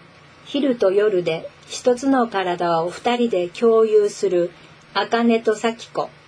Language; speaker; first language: Japanese; native; Japanese